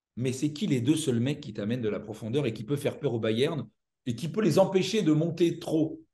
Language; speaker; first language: French; native; French